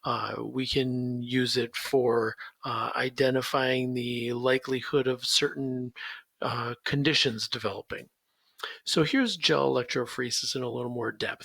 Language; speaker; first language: English; native; English